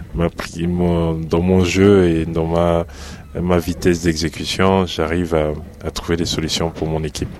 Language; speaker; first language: French; native; French